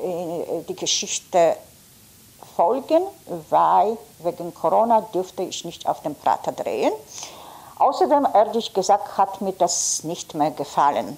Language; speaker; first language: German; non-native, fluent; Polish